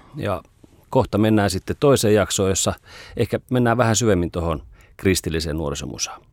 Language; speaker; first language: Finnish; native; Finnish